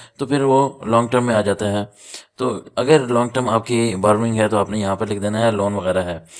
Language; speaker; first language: Urdu; native; Urdu